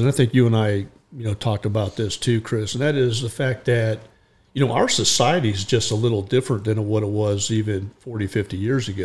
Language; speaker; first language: English; native; English